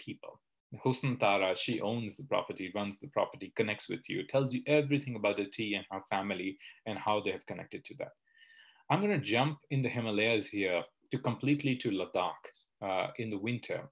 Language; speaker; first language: English; non-native, local second language; Hindi